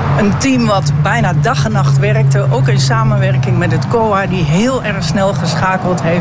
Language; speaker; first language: Dutch; native; Dutch